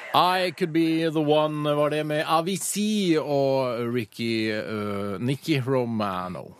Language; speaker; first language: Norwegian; native; Norwegian